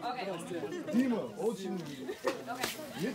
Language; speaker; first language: Russian; non-native, learner; English